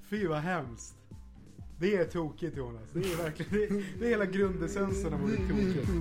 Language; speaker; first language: Swedish; native; Swedish